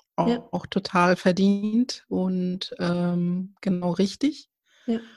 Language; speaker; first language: German; early bilingual, other home language; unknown